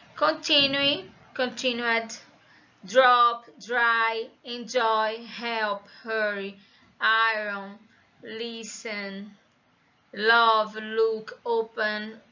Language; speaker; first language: English; non-native, fluent; Portuguese